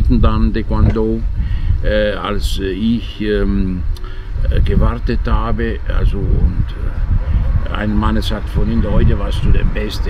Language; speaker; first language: German; non-native, fluent; Italian